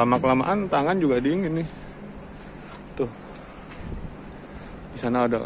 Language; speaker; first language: Indonesian; non-native, local second language; Javanese